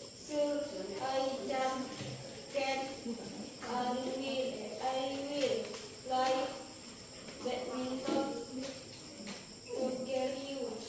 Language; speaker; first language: English; non-native, learner; Indonesian